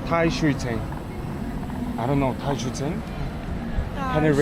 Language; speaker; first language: English; non-native, learner; Mongolian